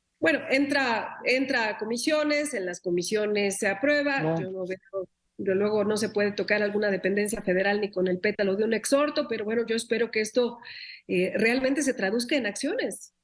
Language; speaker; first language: Spanish; native; Spanish